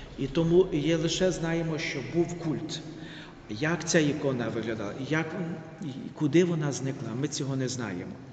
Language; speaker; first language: Ukrainian; native; Ukrainian